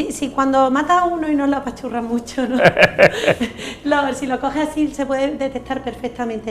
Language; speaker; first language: Spanish; native; Spanish